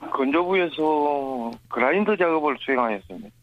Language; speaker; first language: Korean; native; Korean